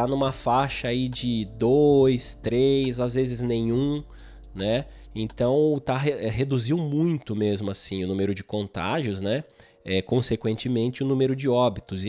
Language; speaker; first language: Portuguese; native; Portuguese